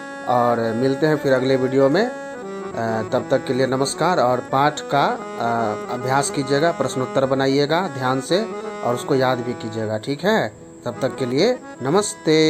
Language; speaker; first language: Hindi; native; Hindi